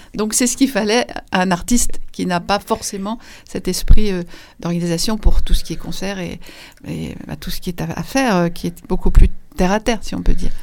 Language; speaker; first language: French; native; French